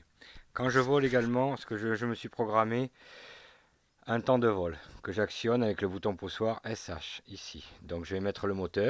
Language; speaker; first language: French; native; French